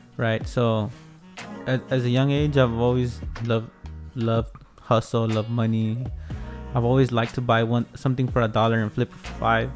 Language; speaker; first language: English; early bilingual, other home language; Spanish